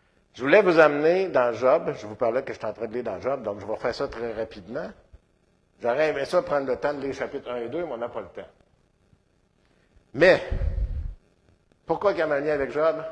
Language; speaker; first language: French; native; French